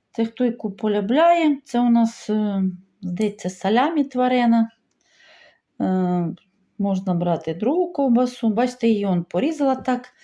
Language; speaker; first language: Ukrainian; non-native, local second language; Russian